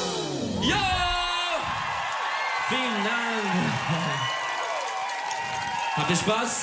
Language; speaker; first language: German; non-native, learner; Turkish